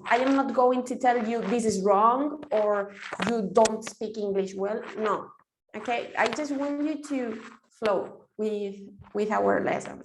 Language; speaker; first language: English; non-native, fluent; Spanish